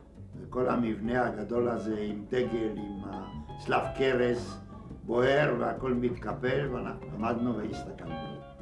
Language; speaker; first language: Hebrew; non-native, fluent; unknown